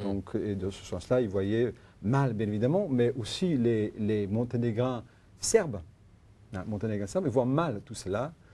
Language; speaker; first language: French; non-native, fluent; Macedonian